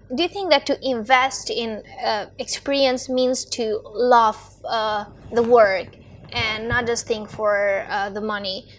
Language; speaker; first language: English; non-native, fluent; Albanian